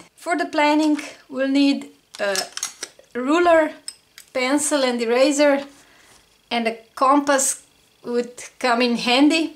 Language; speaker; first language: English; non-native, fluent; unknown